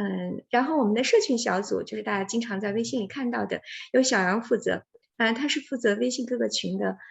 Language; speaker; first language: Chinese; native; Chinese